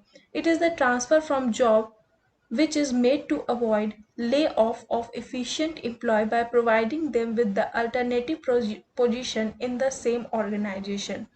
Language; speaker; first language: English; non-native, local second language; Hindi